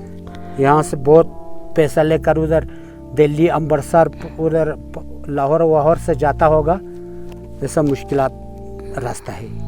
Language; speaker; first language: Hindi; non-native, local second language; Balti